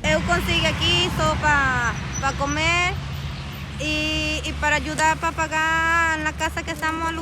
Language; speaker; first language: Portuguese; non-native, learner; Spanish